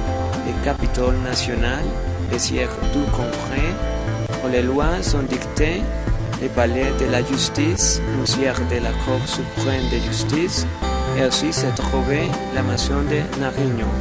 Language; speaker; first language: French; non-native, learner; Spanish